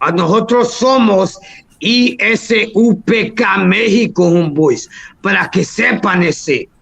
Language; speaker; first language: Spanish; early bilingual, heritage; Spanish